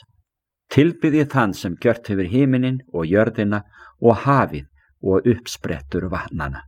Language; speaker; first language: Icelandic; native; Icelandic